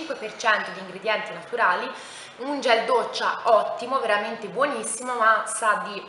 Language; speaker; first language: Italian; native; Italian